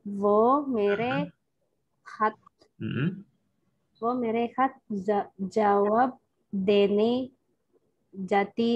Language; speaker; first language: Hindi; non-native, learner; Indonesian